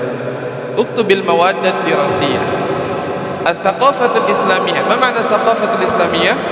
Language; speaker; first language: Arabic; non-native, fluent; Indonesian